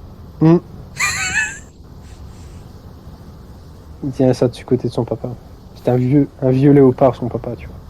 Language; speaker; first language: French; native; French